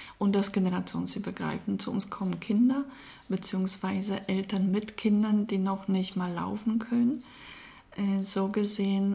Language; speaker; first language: German; non-native, fluent; Polish